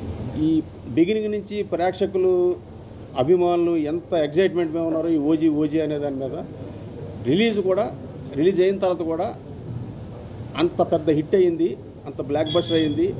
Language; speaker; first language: Telugu; native; Telugu